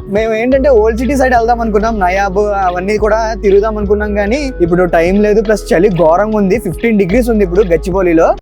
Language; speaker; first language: Telugu; native; Telugu